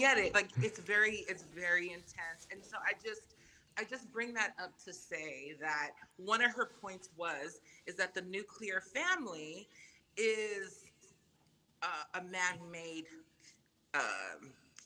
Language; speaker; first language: English; non-native, fluent; Samoan